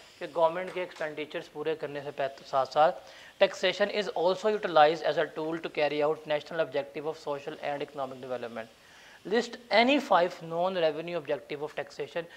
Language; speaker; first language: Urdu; non-native, local second language; Punjabi